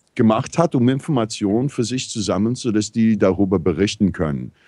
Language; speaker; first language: German; non-native, fluent; English